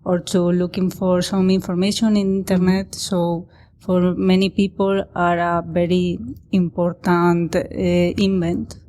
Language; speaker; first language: English; non-native, learner; Spanish